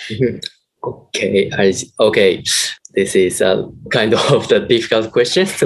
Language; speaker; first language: English; non-native, learner; Japanese